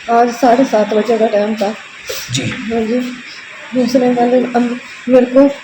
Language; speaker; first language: Hindi; non-native, local second language; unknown